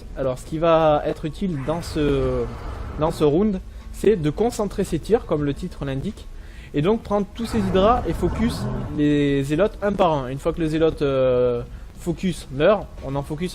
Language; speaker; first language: French; native; French